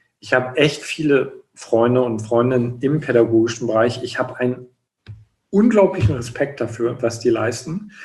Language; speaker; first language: German; native; German